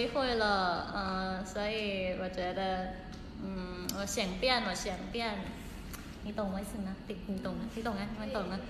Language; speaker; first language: Chinese; non-native, learner; Thai